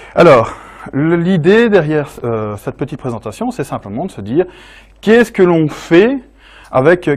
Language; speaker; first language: French; native; French